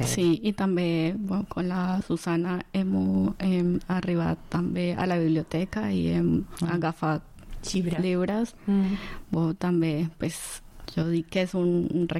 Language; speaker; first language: Catalan; non-native, learner; Spanish